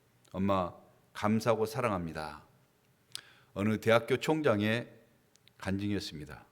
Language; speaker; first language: Korean; native; Korean